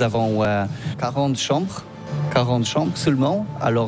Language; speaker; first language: French; non-native, learner; Polish